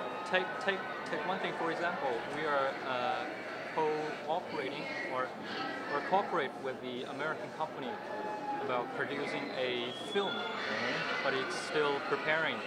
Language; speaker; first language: English; non-native, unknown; Chinese